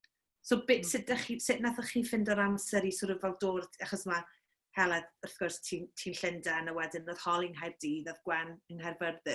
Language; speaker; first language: Welsh; native; Welsh